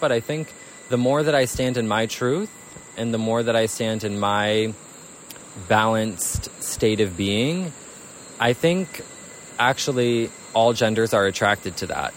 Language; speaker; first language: English; native; English